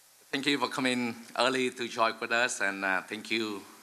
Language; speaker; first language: English; non-native, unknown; Vietnamese